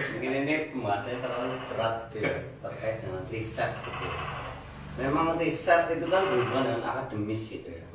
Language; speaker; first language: Indonesian; non-native, local second language; Javanese